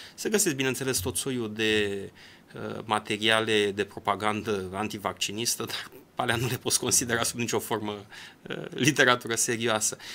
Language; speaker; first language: Romanian; native; Romanian